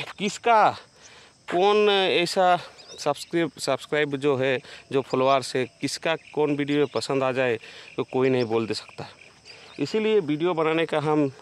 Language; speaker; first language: Hindi; non-native, local second language; Bangla